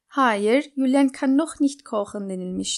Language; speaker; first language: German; non-native, fluent; Turkish